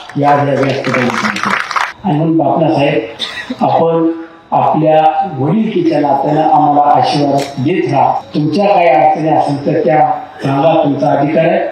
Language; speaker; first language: Marathi; native; Marathi